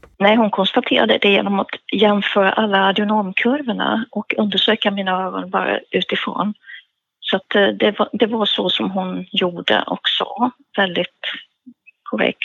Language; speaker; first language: Swedish; native; Swedish